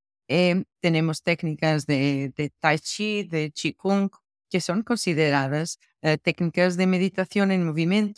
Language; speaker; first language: Spanish; non-native, fluent; Portuguese